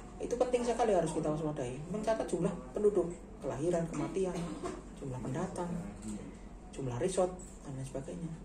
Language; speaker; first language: Indonesian; native; Indonesian